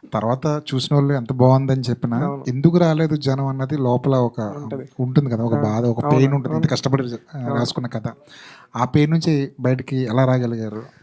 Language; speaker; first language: Telugu; native; Telugu